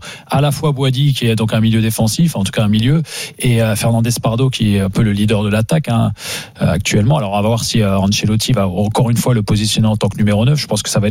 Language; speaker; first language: French; native; French